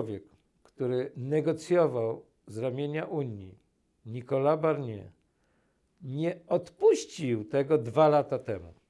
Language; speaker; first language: Polish; native; Polish